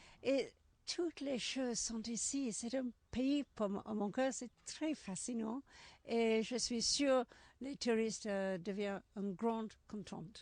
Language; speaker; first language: French; non-native, learner; English